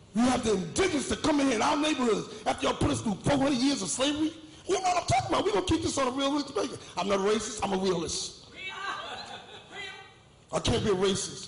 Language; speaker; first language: English; native; English